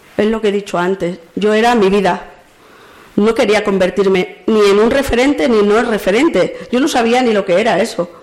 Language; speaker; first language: Spanish; native; Spanish